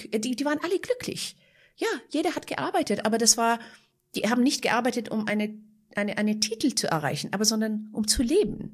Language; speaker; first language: German; non-native, fluent; Persian